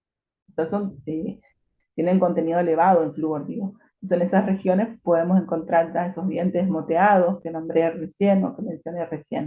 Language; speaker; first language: Spanish; native; Spanish